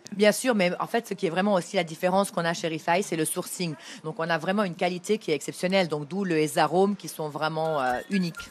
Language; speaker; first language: French; non-native, local second language; Arabic